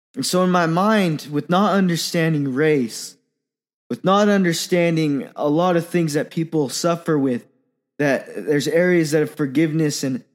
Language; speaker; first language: English; native; English